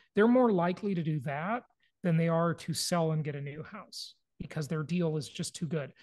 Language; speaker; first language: English; native; English